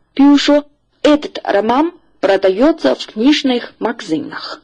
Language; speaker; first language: Russian; non-native, fluent; Chinese